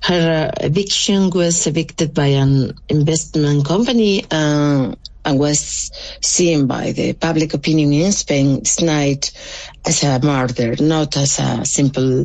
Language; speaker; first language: English; non-native, local second language; Spanish